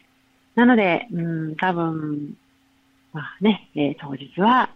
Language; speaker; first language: Japanese; native; Japanese